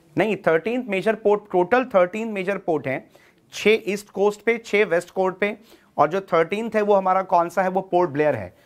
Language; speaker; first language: Hindi; native; Hindi